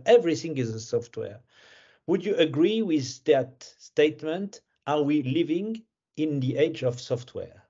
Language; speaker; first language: English; non-native, fluent; French